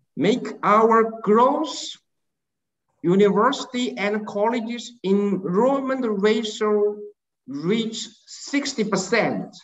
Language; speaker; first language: English; non-native, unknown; Chinese